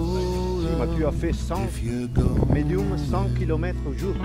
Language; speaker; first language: French; non-native, learner; Italian